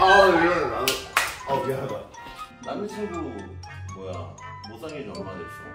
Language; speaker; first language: Korean; native; Korean